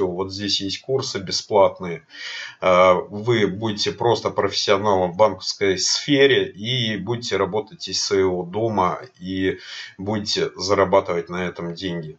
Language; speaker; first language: Russian; native; Russian